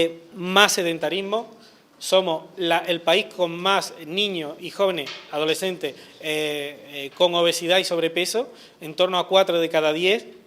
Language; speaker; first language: Spanish; native; Spanish